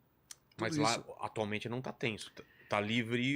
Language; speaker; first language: Portuguese; native; Portuguese